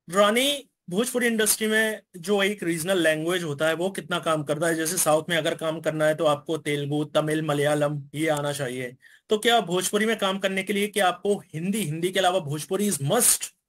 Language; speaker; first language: Hindi; native; Hindi